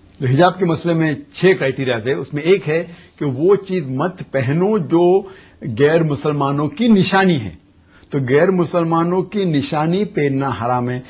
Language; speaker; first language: Urdu; non-native, local second language; Konkani